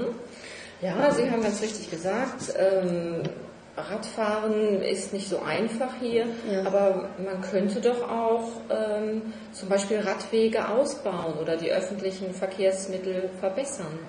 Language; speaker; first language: German; native; German